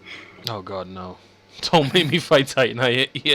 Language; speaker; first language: English; native; English